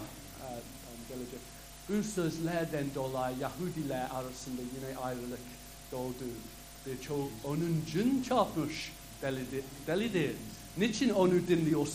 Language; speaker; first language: Turkish; non-native, fluent; English